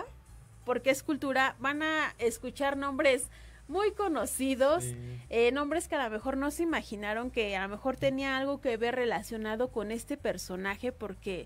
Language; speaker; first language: Spanish; native; Spanish